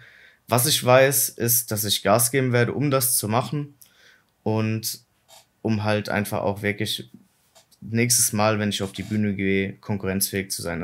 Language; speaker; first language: German; native; German